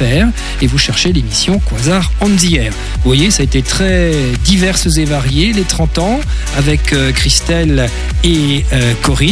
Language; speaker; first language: French; native; French